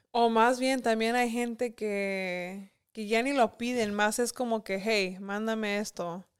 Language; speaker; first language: Spanish; early bilingual, heritage; Spanish